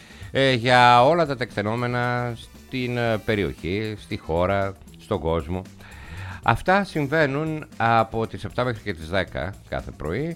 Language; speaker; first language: Greek; native; Greek